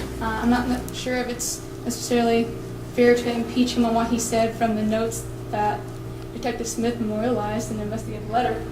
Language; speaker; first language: English; native; English